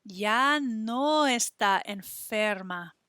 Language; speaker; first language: Spanish; non-native, fluent; English